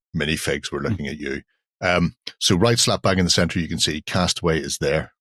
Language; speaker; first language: English; native; English